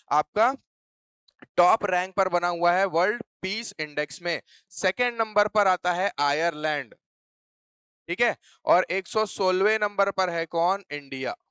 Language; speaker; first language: Hindi; native; Hindi